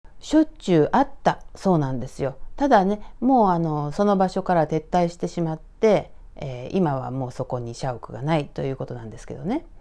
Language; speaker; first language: Japanese; native; Japanese